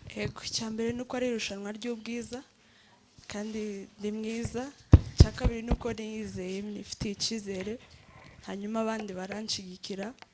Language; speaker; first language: Rundi; early bilingual, heritage; Rundi